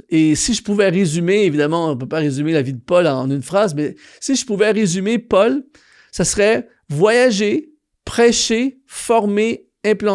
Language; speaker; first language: French; native; French